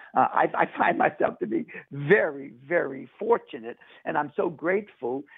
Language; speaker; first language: English; native; English